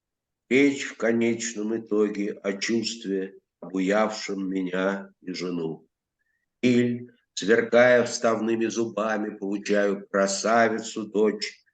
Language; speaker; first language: Russian; native; Russian